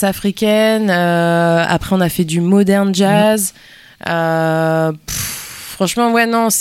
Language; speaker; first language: French; early bilingual, other home language; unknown